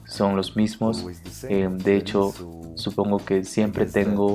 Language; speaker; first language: Spanish; non-native, fluent; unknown